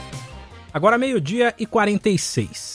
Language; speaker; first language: Portuguese; native; Portuguese